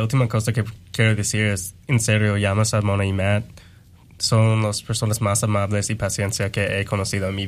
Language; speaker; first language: Spanish; non-native, learner; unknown